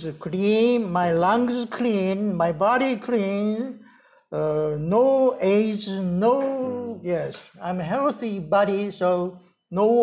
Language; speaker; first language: English; non-native, learner; Japanese